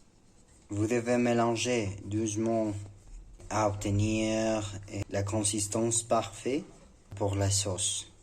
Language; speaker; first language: French; non-native, learner; Spanish